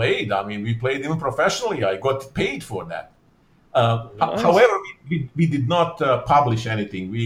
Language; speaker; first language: English; non-native, fluent; Bosnian